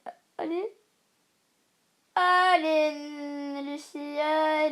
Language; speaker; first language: French; native; French